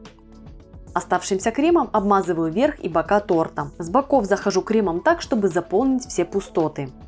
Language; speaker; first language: Russian; native; Russian